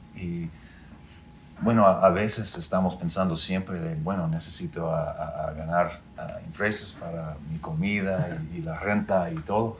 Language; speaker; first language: Spanish; non-native, fluent; English